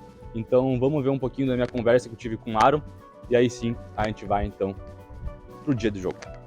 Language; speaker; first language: Portuguese; native; Portuguese